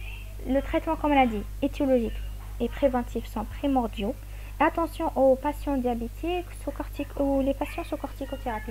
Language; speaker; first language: French; non-native, local second language; Arabic